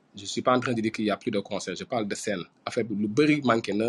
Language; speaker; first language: French; non-native, local second language; Fula